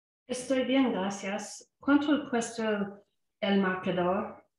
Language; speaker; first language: Spanish; non-native, learner; English